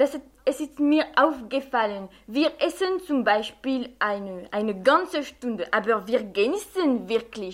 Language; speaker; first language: German; non-native, fluent; French